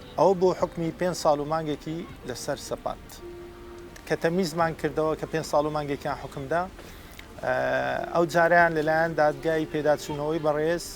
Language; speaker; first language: Central Kurdish; native; Central Kurdish